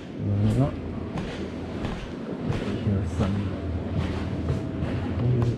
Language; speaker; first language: English; non-native, fluent; German